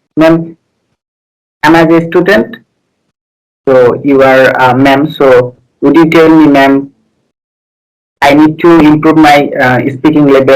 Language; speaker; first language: English; non-native, learner; Bangla